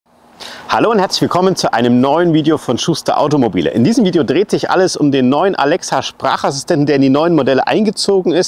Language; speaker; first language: German; native; German